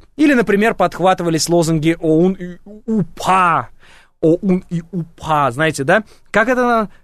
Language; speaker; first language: Russian; native; Russian